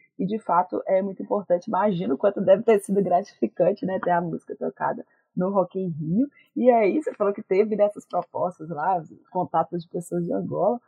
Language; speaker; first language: Portuguese; native; Portuguese